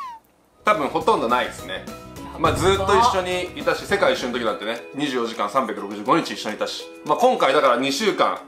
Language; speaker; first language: Japanese; native; Japanese